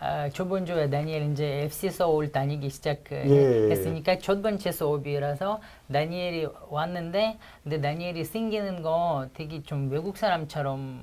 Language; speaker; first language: Korean; non-native, fluent; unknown